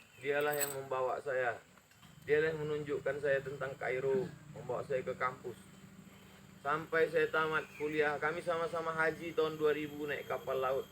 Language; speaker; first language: Indonesian; native; Indonesian